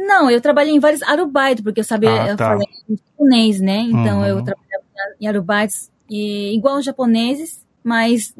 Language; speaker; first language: Portuguese; early bilingual, heritage; Portuguese